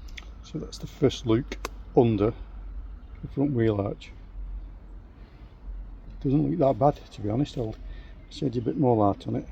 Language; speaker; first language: English; native; English